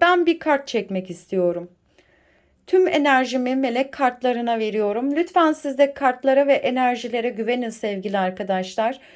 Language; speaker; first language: Turkish; native; Turkish